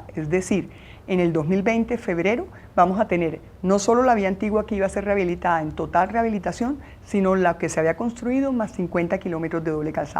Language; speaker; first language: Spanish; native; Spanish